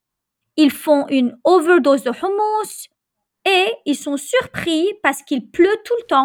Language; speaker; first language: French; non-native, local second language; Arabic